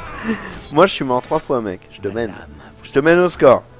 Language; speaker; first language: French; native; French